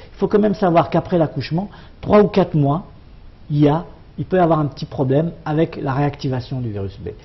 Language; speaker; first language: French; non-native, local second language; Arabic